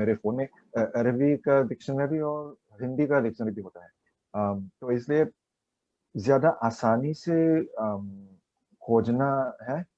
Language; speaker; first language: Hindi; non-native, learner; Chinese